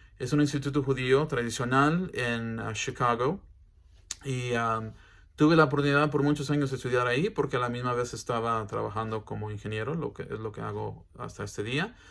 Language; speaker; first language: Spanish; early bilingual, heritage; English